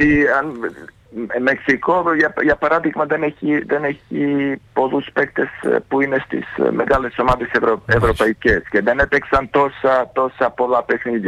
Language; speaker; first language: Greek; non-native, fluent; Serbian